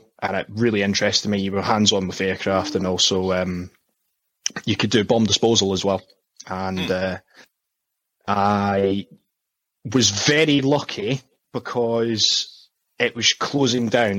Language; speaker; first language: English; native; English